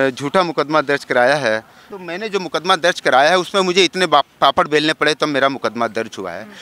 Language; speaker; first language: Hindi; native; Hindi